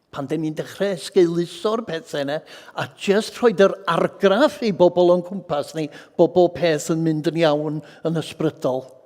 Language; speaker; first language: Welsh; native; Welsh